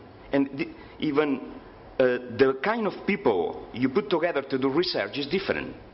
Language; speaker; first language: English; non-native, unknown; Catalan